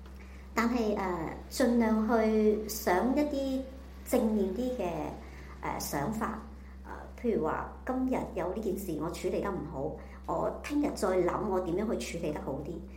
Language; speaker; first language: Chinese; native; Chinese